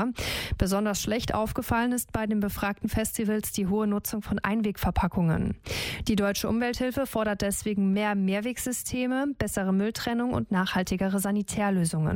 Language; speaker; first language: German; native; German